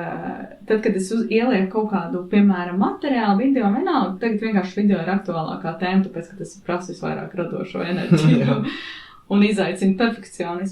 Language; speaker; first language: Latvian; native; Latvian